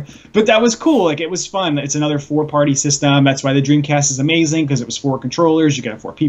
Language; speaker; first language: English; native; English